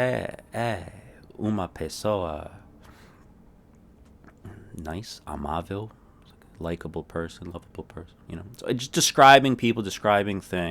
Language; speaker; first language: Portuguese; non-native, fluent; English